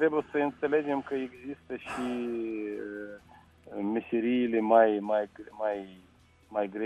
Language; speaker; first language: Romanian; non-native, local second language; Russian